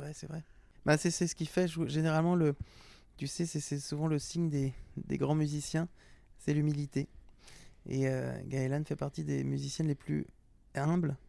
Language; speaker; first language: French; native; French